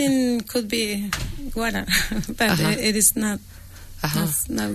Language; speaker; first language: English; non-native, learner; Spanish